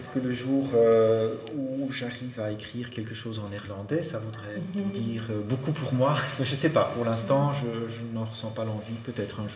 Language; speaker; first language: French; native; French